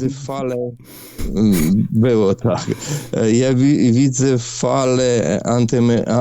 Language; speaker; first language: Polish; non-native, fluent; Ukrainian